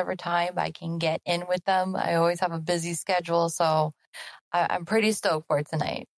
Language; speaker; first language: English; native; English